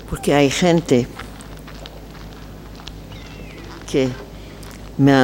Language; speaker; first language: Spanish; non-native, learner; French